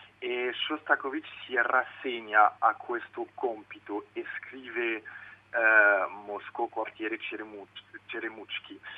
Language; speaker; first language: Italian; early bilingual, heritage; French